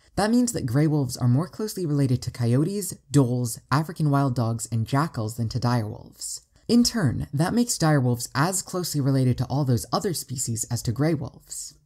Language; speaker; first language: English; native; English